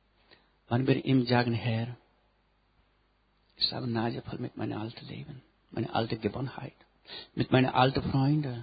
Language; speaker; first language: German; non-native, learner; Nepali